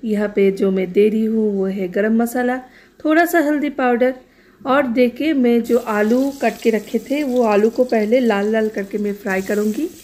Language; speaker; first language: Hindi; non-native, local second language; Bangla